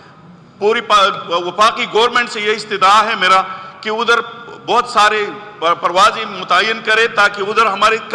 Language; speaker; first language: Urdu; non-native, local second language; Pashto